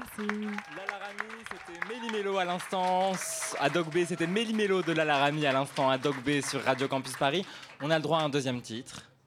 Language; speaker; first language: French; native; French